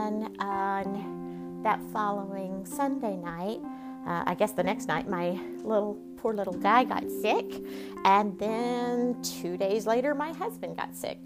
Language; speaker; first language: English; native; English